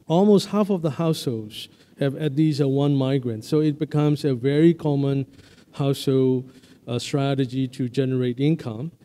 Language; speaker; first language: English; non-native, fluent; Burmese